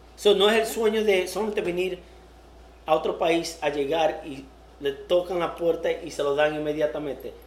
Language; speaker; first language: Spanish; early bilingual, heritage; Spanish